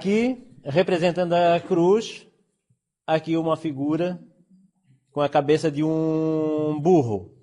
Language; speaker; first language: Portuguese; native; Portuguese